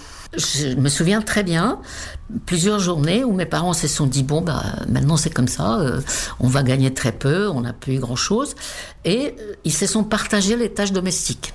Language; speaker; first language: French; non-native, fluent; Czech